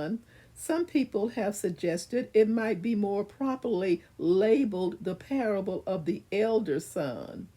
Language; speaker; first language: English; native; English